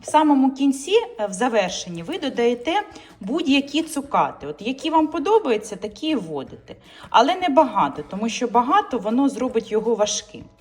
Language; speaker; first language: Ukrainian; non-native, local second language; Russian